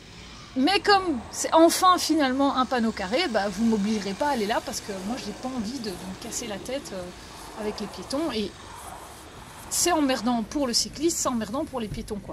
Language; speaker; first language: French; native; French